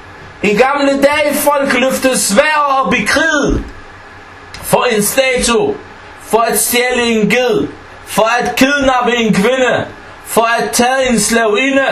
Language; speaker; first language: Danish; non-native, fluent; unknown